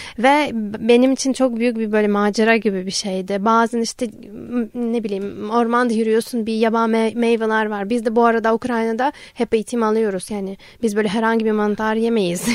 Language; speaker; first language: Turkish; non-native, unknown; Ukrainian